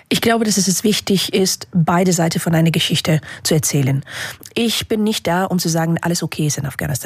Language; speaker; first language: German; non-native, fluent; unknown